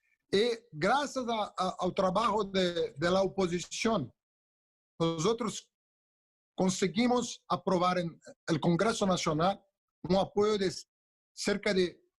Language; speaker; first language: Spanish; non-native, local second language; Portuguese